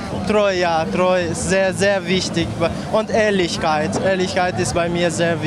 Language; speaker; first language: German; non-native, learner; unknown